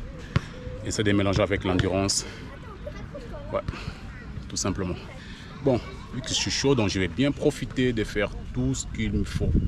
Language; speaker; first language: French; native; French